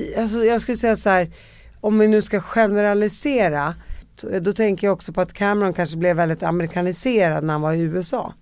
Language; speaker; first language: Swedish; early bilingual, other home language; Arabic